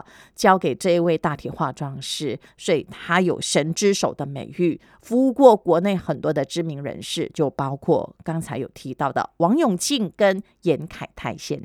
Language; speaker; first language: Chinese; native; Chinese